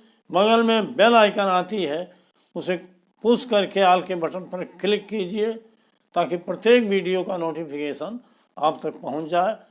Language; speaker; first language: Hindi; native; Hindi